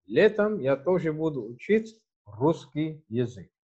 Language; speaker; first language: Russian; non-native, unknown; Filipino